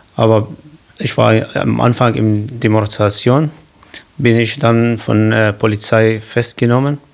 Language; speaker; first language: German; non-native, learner; Kurdish